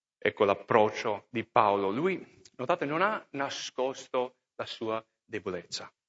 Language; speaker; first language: Italian; non-native, fluent; English